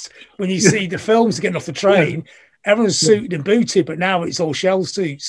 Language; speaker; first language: English; native; English